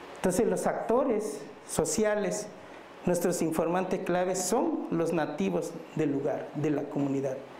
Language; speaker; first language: Spanish; non-native, local second language; Mixtepec Mixtec